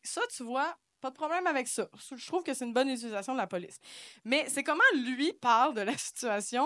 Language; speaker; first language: French; native; French